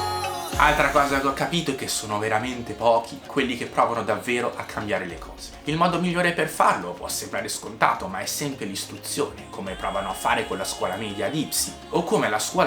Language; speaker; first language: Italian; native; Italian